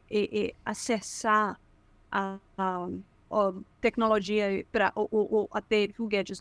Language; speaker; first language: Portuguese; non-native, fluent; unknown